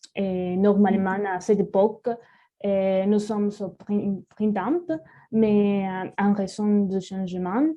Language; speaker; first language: French; non-native, learner; Spanish